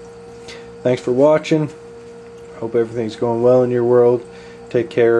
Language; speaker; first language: English; native; English